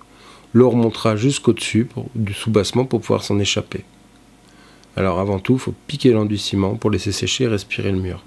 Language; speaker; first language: French; native; French